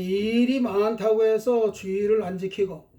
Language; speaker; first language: Korean; native; Korean